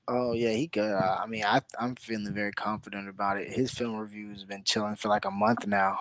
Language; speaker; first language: English; native; English